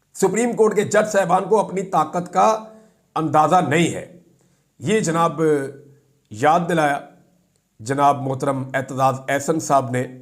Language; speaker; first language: Urdu; non-native, local second language; Punjabi